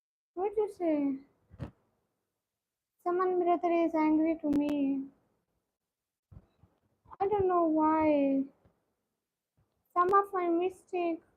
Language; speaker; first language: English; non-native, learner; Punjabi